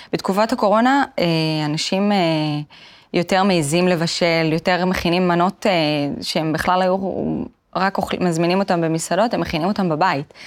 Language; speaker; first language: Hebrew; early bilingual, other home language; Russian